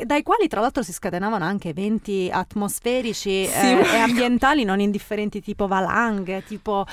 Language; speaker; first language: Italian; native; Italian